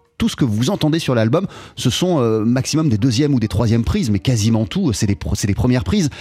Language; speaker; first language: French; native; French